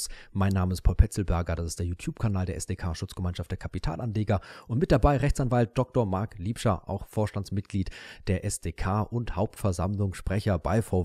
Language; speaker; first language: German; native; German